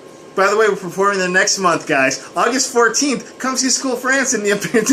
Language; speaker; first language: English; native; English